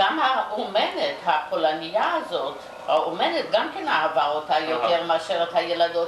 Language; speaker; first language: Hebrew; non-native, fluent; Yiddish